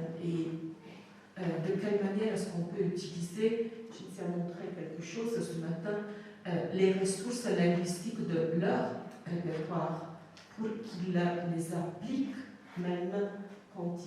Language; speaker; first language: French; non-native, fluent; Italian